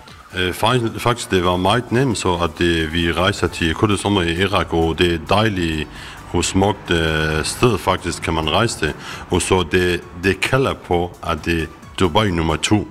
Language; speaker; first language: Danish; non-native, learner; Kurdish